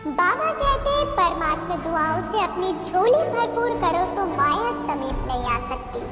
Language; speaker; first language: Hindi; native; Hindi